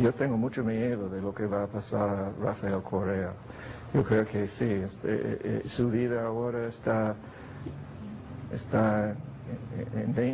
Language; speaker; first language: Spanish; non-native, fluent; English